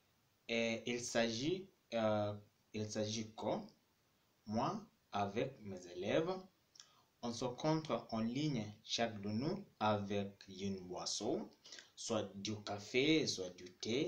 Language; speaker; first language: French; non-native, fluent; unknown